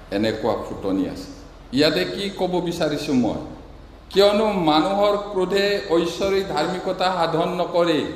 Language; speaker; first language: Assamese; non-native, local second language; Bodo